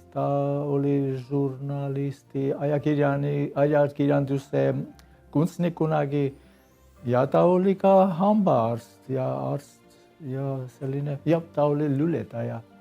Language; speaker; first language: Estonian; non-native, fluent; Armenian